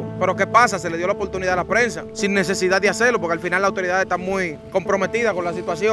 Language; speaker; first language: Spanish; native; Spanish